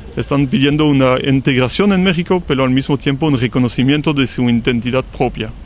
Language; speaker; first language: Spanish; non-native, fluent; French